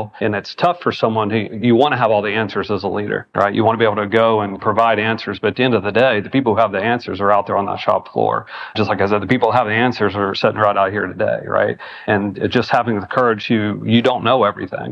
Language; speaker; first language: English; native; English